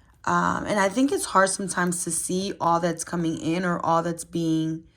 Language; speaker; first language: English; native; English